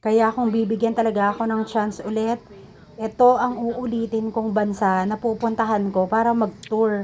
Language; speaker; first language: Filipino; native; Filipino